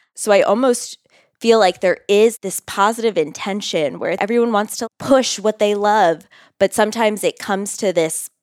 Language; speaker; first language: English; native; English